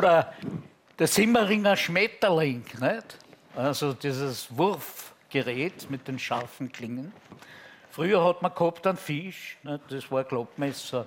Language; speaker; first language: German; native; German